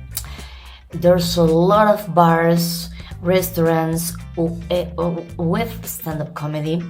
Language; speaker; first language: English; non-native, learner; Spanish